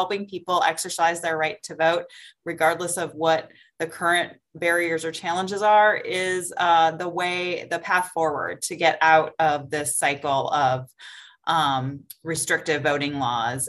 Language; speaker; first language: English; native; English